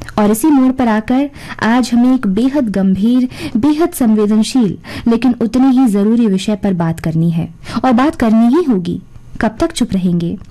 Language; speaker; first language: Hindi; native; Hindi